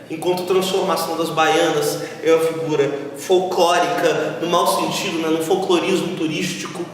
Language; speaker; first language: Portuguese; native; Portuguese